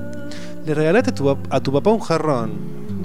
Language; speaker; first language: Spanish; native; Spanish